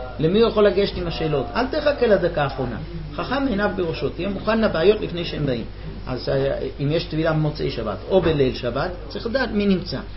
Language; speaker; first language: Hebrew; non-native, fluent; English